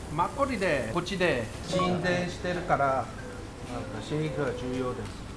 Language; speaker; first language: Japanese; non-native, learner; Korean